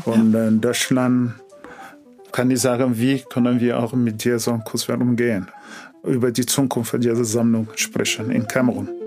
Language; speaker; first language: German; non-native, learner; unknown